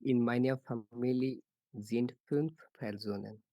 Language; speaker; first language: German; non-native, learner; Bangla